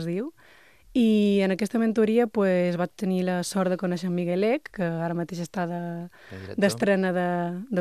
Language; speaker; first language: Catalan; non-native, local second language; Spanish